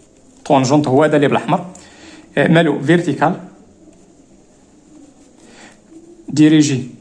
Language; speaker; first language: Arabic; native; Arabic